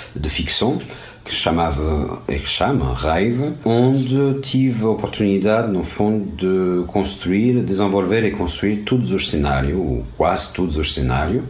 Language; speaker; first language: Portuguese; non-native, fluent; French